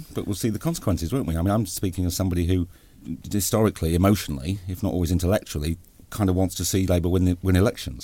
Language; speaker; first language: English; native; English